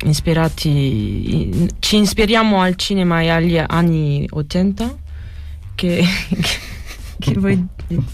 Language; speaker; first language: Italian; non-native, learner; French